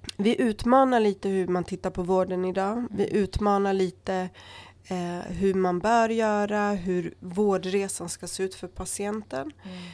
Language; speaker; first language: Swedish; early bilingual, other home language; Kurdish